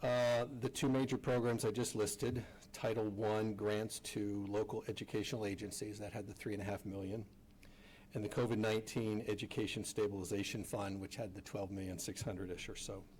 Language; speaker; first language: English; native; English